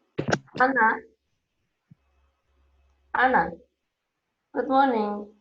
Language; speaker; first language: English; non-native, fluent; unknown